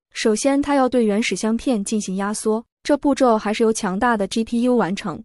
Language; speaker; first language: Chinese; native; Chinese